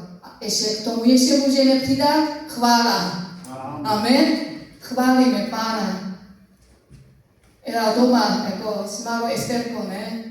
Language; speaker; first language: Czech; non-native, learner; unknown